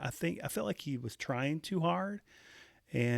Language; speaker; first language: English; native; English